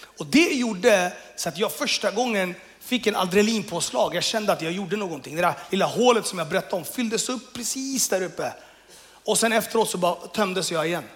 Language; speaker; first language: Swedish; early bilingual, other home language; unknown